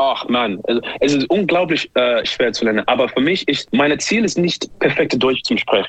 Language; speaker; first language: German; non-native, learner; English